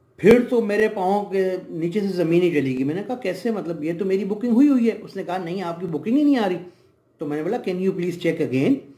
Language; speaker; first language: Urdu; native; Urdu